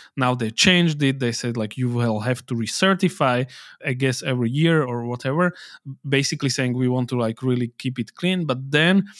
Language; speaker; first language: English; non-native, fluent; Slovak